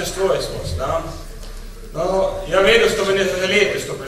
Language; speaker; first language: Russian; non-native, learner; Estonian